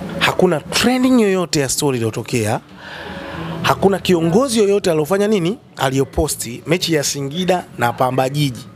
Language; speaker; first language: Swahili; native; Swahili